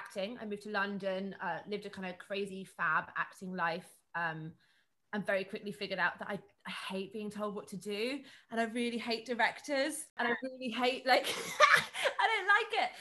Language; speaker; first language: English; native; English